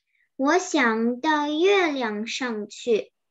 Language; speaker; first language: Chinese; early bilingual, heritage; Chinese